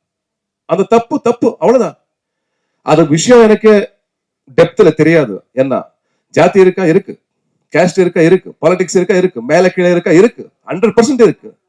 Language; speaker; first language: Tamil; non-native, learner; Kannada